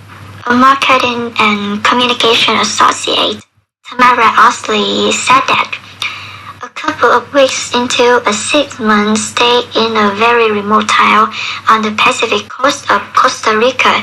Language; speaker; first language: English; non-native, learner; Vietnamese